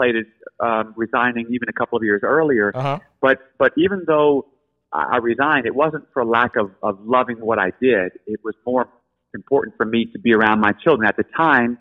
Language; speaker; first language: English; native; English